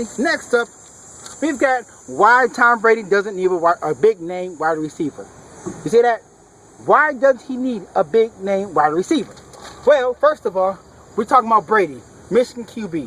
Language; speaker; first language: English; native; English